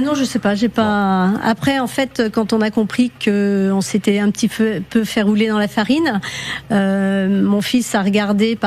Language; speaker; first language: French; native; French